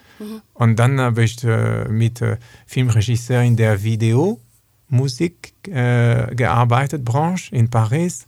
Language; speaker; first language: German; non-native, learner; French